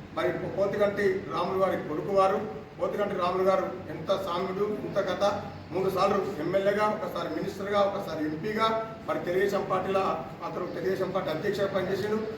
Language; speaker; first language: Telugu; native; Telugu